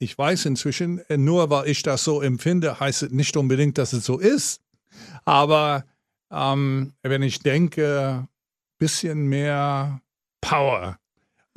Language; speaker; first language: German; non-native, fluent; English